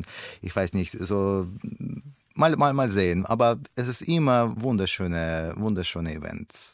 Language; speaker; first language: German; non-native, learner; Russian